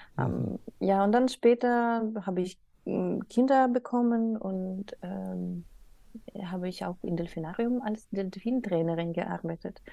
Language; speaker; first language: German; non-native, learner; Russian